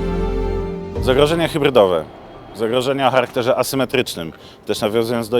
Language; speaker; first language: Polish; native; Polish